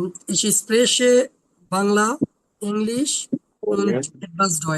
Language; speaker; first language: German; non-native, learner; Bangla